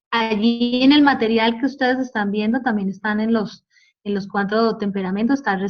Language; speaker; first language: Spanish; native; Spanish